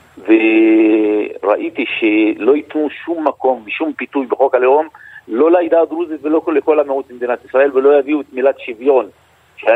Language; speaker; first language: Hebrew; non-native, local second language; Arabic